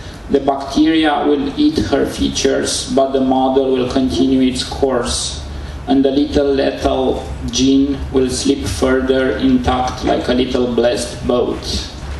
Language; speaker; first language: English; non-native, fluent; Romanian